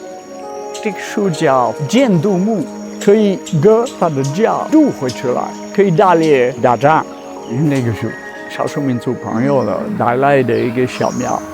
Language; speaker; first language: Chinese; non-native, fluent; French